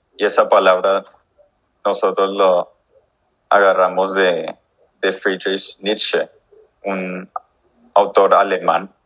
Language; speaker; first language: Spanish; early bilingual, heritage; English